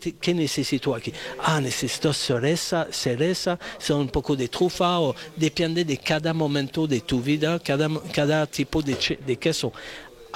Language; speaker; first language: Spanish; non-native, fluent; English